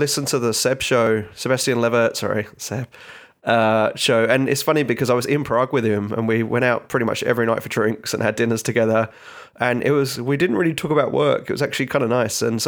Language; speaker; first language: English; native; English